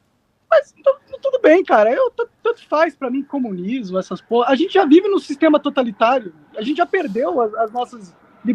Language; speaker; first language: Portuguese; native; Portuguese